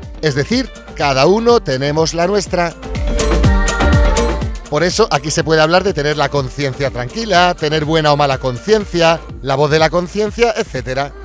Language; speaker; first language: Spanish; native; Spanish